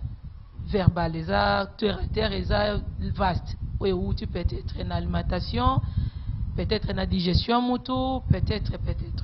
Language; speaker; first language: French; non-native, local second language; Lingala